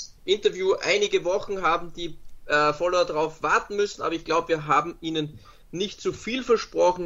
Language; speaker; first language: German; native; German